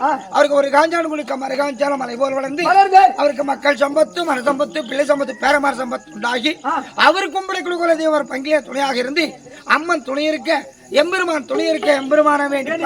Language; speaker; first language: Tamil; native; Tamil